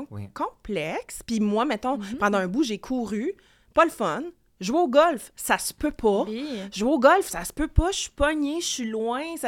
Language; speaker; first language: French; native; French